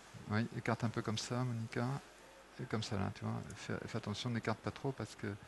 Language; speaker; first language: French; native; French